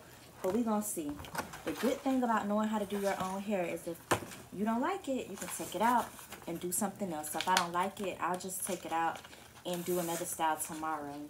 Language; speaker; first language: English; native; English